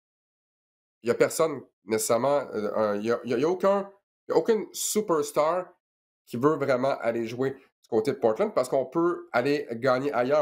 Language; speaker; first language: French; native; French